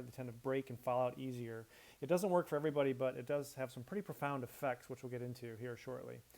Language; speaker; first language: English; native; English